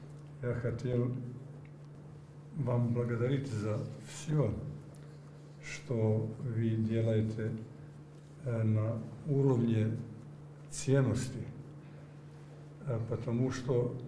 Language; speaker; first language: Russian; non-native, learner; Serbian